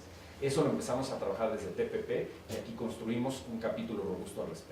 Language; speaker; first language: Spanish; native; Spanish